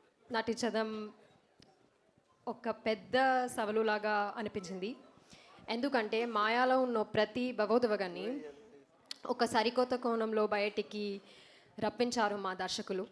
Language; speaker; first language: Telugu; non-native, learner; Malayalam